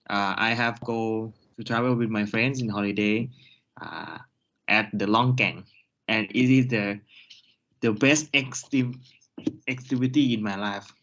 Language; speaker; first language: English; non-native, learner; Thai